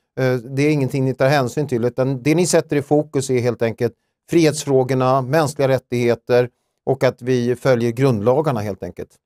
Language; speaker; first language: Swedish; native; Swedish